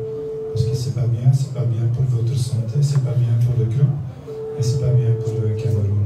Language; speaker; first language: French; non-native, learner; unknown